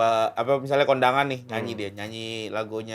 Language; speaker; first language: Indonesian; native; Indonesian